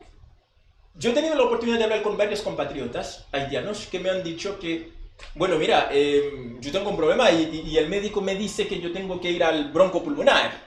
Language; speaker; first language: Spanish; non-native, fluent; Haitian Creole